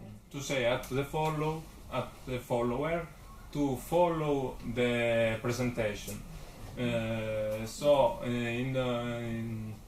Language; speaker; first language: English; non-native, learner; Italian